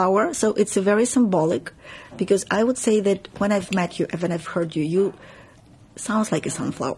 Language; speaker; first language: English; non-native, fluent; Ukrainian